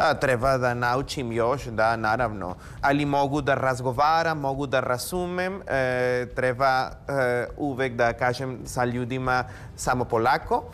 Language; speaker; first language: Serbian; non-native, learner; Spanish